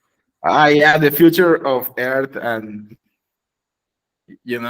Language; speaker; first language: English; non-native, learner; Spanish